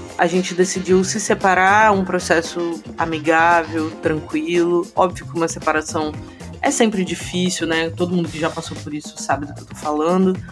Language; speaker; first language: Portuguese; native; Portuguese